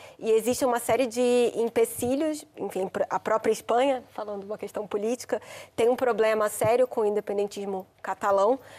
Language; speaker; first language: Portuguese; native; Portuguese